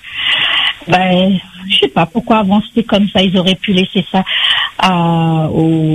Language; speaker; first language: French; non-native, local second language; Réunion Creole French